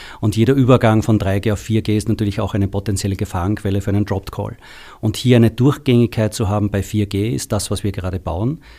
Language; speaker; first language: German; native; German